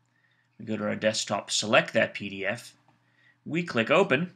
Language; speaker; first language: English; native; English